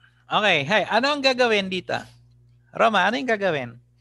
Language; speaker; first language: Japanese; non-native, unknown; Filipino